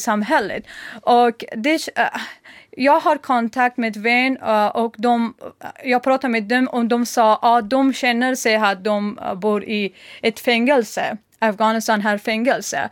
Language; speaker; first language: Swedish; non-native, learner; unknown